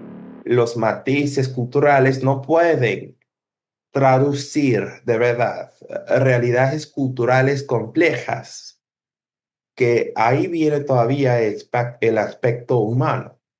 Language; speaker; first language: Spanish; non-native, fluent; English